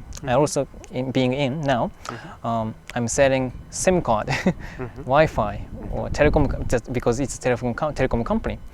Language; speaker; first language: English; non-native, fluent; Japanese